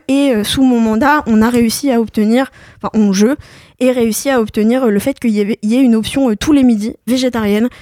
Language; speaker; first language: French; native; French